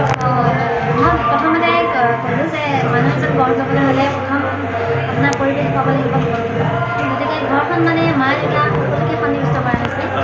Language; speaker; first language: Assamese; native; Assamese